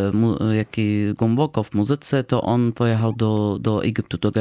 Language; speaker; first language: Polish; non-native, fluent; Arabic